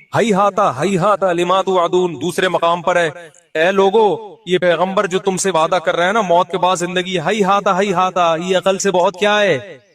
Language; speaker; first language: Urdu; native; Urdu